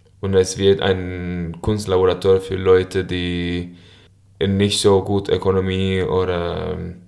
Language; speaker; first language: German; non-native, learner; Spanish